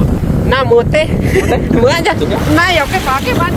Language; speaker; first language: Korean; non-native, learner; Nepali